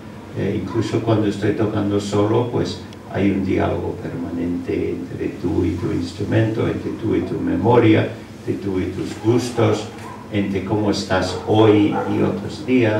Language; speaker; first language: Spanish; non-native, fluent; English